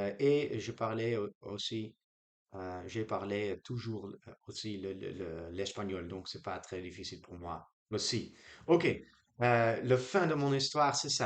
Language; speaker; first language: French; non-native, learner; Dutch